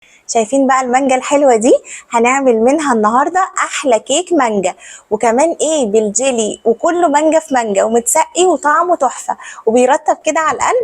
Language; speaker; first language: Arabic; native; Arabic